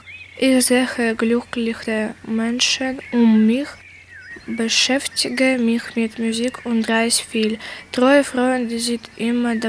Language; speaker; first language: German; non-native, learner; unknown